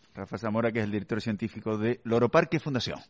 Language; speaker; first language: Spanish; native; Spanish